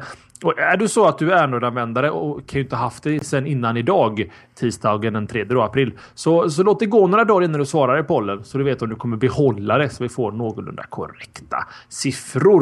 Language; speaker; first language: Swedish; native; Swedish